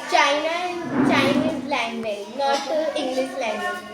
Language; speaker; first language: English; non-native, learner; Hindi